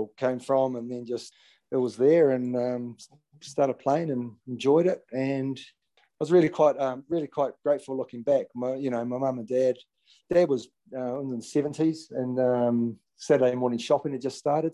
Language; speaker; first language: English; native; English